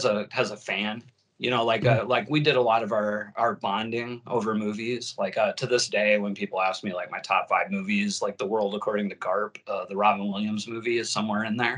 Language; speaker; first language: English; native; English